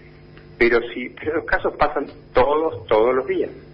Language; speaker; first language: Spanish; native; Spanish